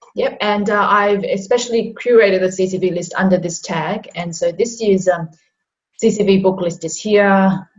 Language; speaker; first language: English; non-native, local second language; Cantonese